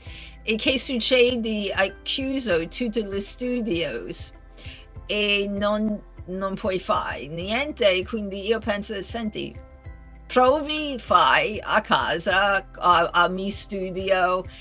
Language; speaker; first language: Italian; non-native, learner; English